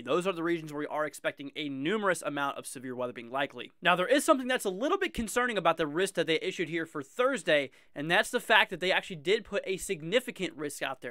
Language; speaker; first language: English; native; English